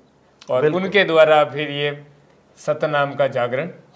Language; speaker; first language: Hindi; native; Hindi